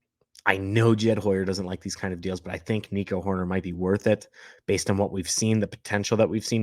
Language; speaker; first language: English; native; English